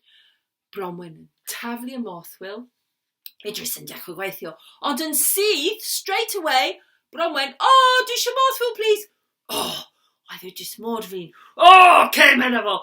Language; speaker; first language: Welsh; non-native, learner; English